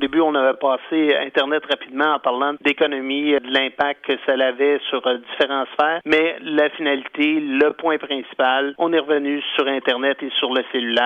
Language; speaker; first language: French; native; French